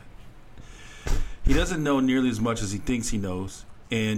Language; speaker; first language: English; native; English